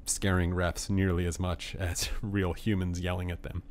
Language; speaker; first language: English; native; English